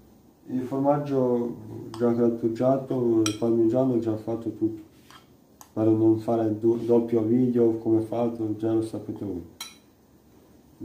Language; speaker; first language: Italian; non-native, learner; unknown